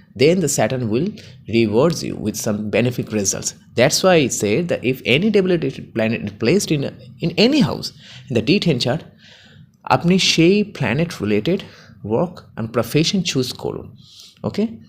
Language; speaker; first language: English; non-native, local second language; Bangla